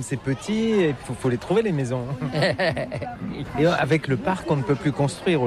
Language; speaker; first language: French; native; French